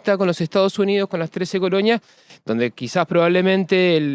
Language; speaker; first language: Spanish; native; Spanish